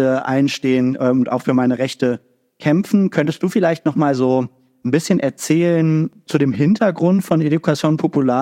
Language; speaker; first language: German; native; German